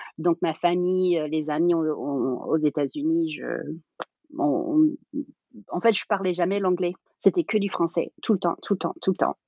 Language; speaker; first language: French; early bilingual, heritage; French